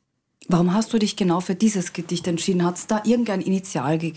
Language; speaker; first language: German; native; German